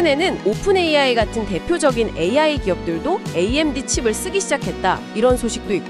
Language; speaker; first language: Korean; native; Korean